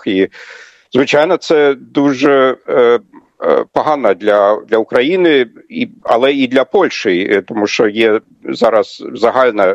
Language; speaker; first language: Ukrainian; non-native, fluent; German